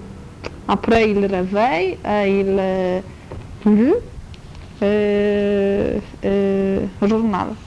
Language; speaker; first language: French; non-native, learner; Polish